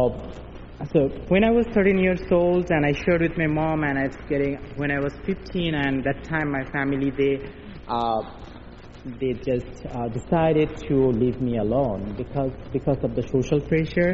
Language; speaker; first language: English; non-native, local second language; Bangla